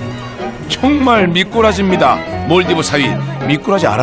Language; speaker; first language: Korean; native; Korean